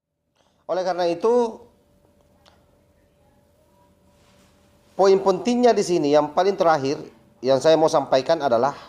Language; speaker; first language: Indonesian; native; Indonesian